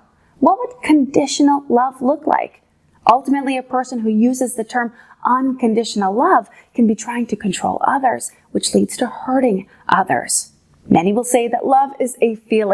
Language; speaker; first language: English; native; English